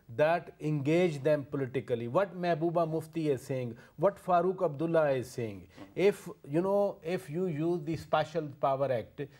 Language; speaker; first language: English; non-native, local second language; Urdu